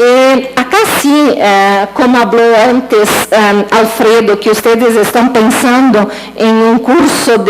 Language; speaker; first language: Spanish; non-native, learner; Portuguese